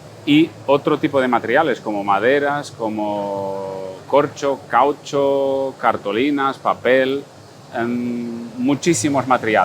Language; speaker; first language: Spanish; non-native, fluent; Portuguese